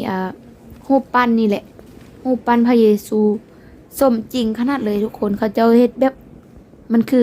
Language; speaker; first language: Thai; non-native, local second language; Lao